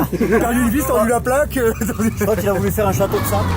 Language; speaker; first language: French; native; French